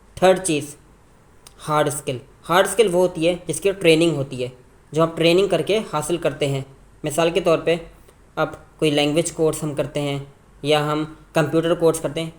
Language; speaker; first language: Urdu; native; Urdu